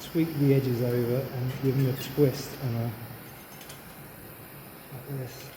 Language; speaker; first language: English; native; English